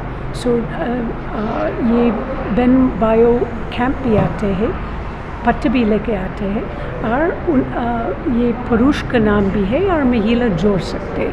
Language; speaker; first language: Hindi; non-native, learner; English